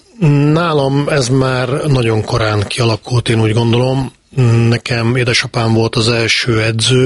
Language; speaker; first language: Hungarian; native; Hungarian